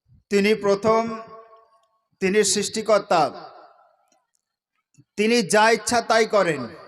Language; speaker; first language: Bangla; native; Bangla